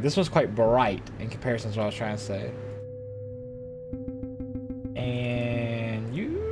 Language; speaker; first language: English; native; English